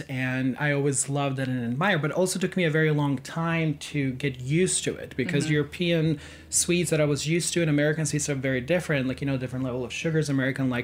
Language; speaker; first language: English; non-native, fluent; Serbian